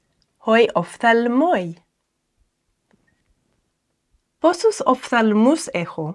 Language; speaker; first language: Greek; non-native, fluent; English